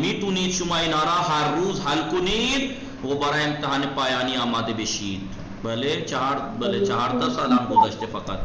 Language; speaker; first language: Persian; non-native, fluent; Urdu